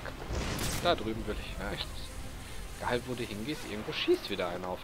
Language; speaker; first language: German; native; German